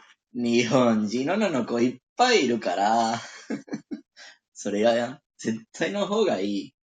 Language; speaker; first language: Japanese; non-native, learner; Spanish